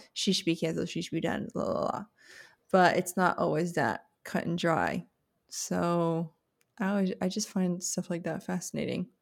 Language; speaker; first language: English; native; English